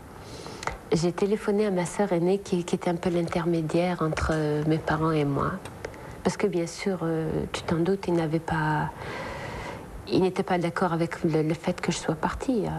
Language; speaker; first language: French; non-native, local second language; Arabic